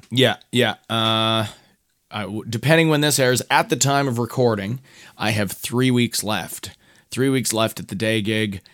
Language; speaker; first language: English; native; English